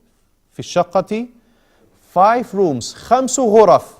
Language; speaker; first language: Arabic; non-native, fluent; English